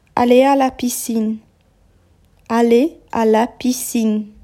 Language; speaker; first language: French; non-native, fluent; Polish